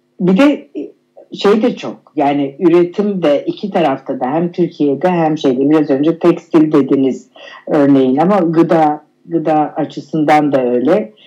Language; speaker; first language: Turkish; native; Turkish